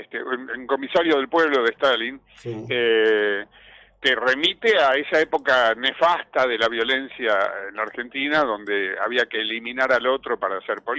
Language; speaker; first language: Spanish; native; Spanish